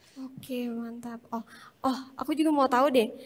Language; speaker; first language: Indonesian; native; Indonesian